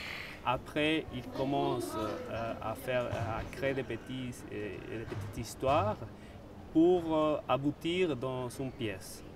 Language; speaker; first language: French; non-native, fluent; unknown